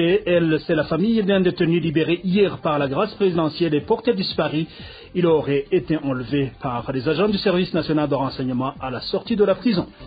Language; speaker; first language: French; non-native, local second language; Rundi